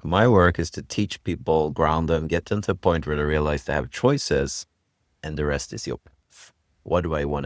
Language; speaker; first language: English; non-native, fluent; Swedish